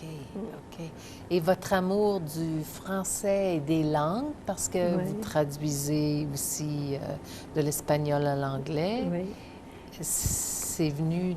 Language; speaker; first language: French; native; French